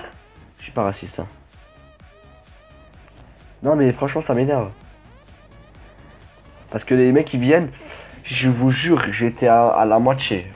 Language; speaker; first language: French; native; French